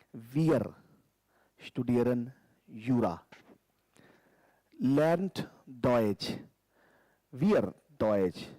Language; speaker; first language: German; non-native, fluent; Hindi